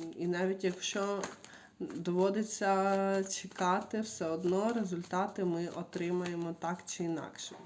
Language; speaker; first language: Ukrainian; non-native, local second language; Russian